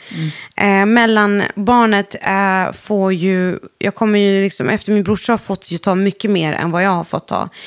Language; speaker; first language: Swedish; early bilingual, other home language; Arabic